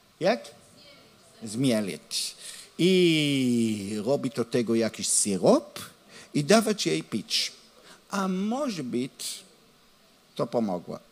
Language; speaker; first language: Polish; non-native, learner; Hebrew